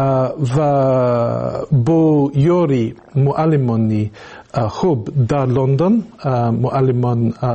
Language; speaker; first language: Tajik; non-native, learner; English